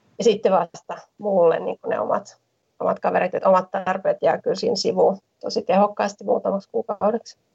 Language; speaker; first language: Finnish; native; Finnish